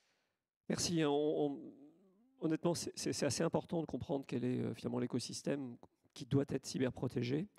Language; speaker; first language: French; native; French